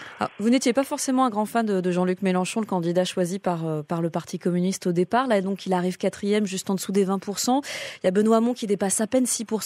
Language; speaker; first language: French; native; French